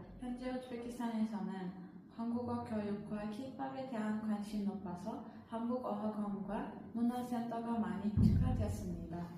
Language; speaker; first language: Korean; non-native, learner; Uzbek